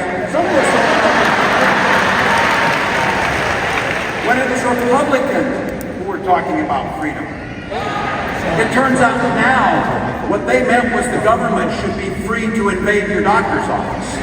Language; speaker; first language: English; native; English